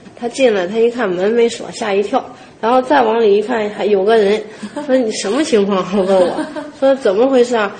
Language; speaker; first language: Chinese; native; Chinese